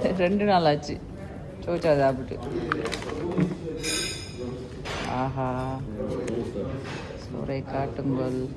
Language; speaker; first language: Tamil; native; Tamil